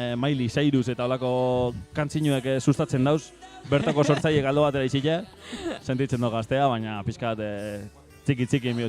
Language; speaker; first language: Basque; native; Basque